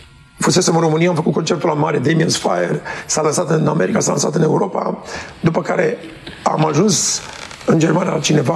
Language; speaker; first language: Romanian; native; Romanian